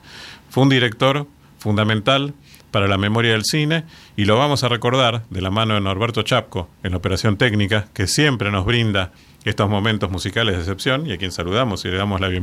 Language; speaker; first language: Spanish; native; Spanish